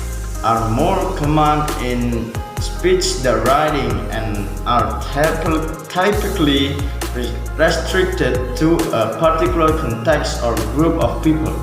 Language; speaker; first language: English; non-native, learner; Indonesian